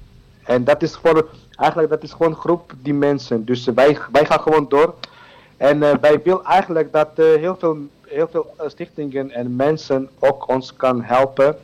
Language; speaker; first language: Dutch; non-native, learner; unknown